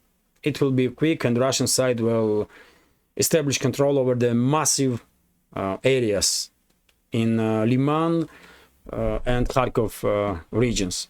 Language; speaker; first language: English; non-native, fluent; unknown